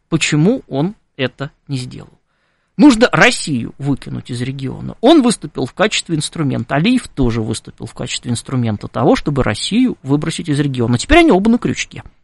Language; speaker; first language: Russian; native; Russian